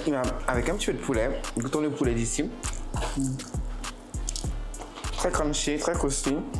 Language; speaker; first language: French; native; French